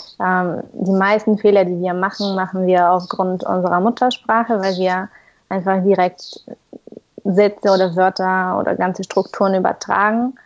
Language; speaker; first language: German; non-native, fluent; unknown